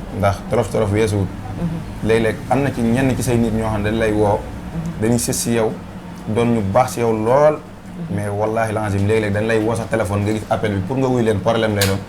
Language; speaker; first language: Wolof; native; Wolof